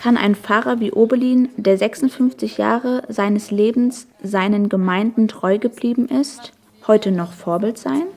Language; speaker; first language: German; native; German